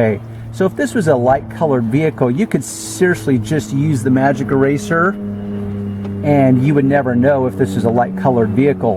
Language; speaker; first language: English; native; English